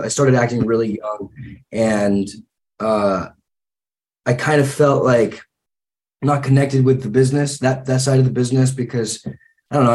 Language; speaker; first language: English; native; English